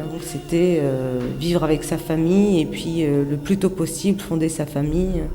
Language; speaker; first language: French; early bilingual, other home language; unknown